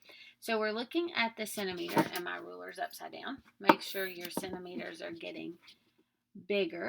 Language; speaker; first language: English; native; English